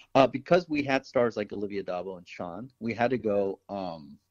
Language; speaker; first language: English; native; English